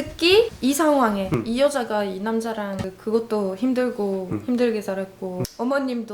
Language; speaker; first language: Korean; non-native, learner; Arabic